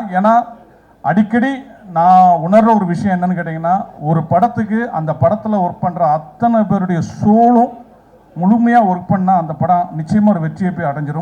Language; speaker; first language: Tamil; native; Tamil